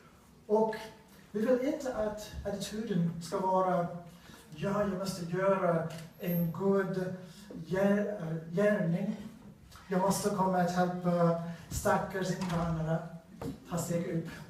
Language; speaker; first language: Swedish; non-native, learner; English